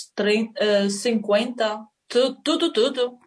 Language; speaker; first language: Portuguese; non-native, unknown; Chinese